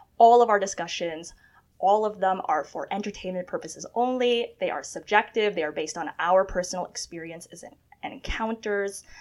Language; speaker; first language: English; early bilingual, other home language; Chinese